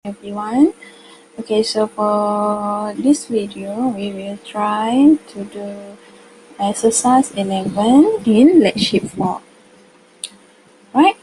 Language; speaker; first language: English; non-native, local second language; Malay